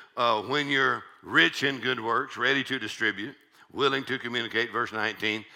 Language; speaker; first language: English; native; English